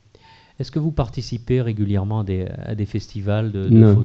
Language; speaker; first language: French; native; French